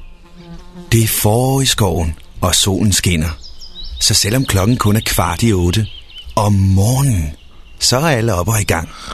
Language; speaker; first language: Danish; native; Danish